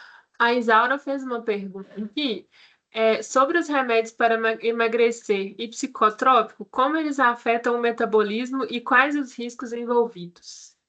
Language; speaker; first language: Portuguese; native; Portuguese